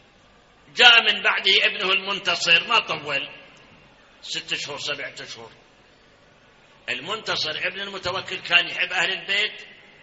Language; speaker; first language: Arabic; native; Arabic